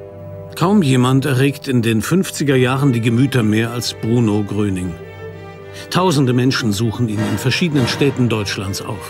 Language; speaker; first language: German; native; German